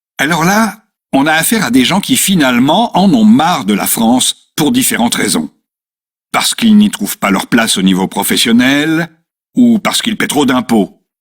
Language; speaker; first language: French; native; French